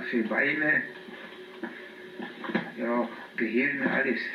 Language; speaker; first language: German; non-native, learner; Kinyarwanda